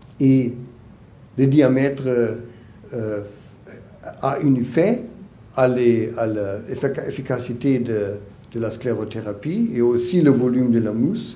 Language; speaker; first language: French; non-native, learner; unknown